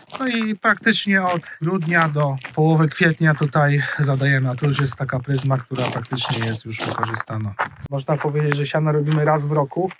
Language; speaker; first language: Polish; native; Polish